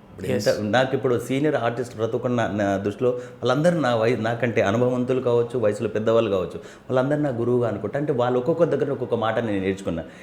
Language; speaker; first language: Telugu; non-native, local second language; Lambadi